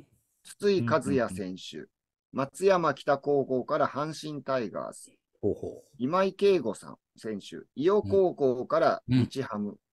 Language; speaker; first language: Japanese; native; Japanese